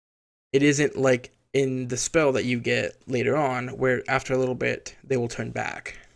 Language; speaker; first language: English; native; English